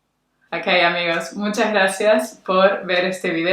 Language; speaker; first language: Spanish; native; Spanish